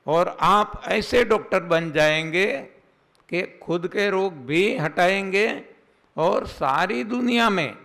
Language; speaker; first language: Hindi; non-native, local second language; Gujarati